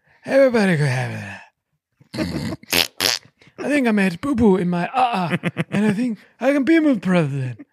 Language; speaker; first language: English; non-native, fluent; German